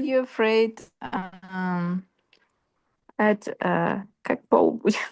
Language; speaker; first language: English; non-native, learner; Russian